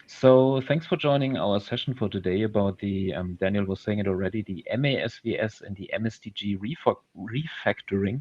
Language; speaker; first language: English; non-native, fluent; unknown